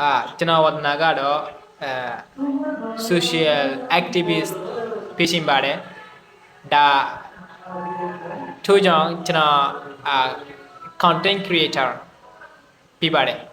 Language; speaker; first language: Burmese; non-native, learner; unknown